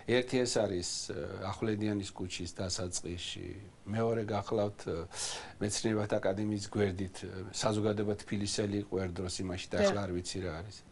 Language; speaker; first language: Georgian; native; Georgian